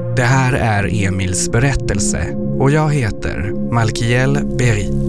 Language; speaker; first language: Swedish; non-native, fluent; French